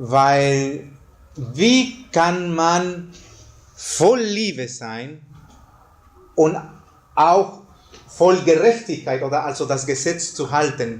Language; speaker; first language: German; non-native, fluent; Spanish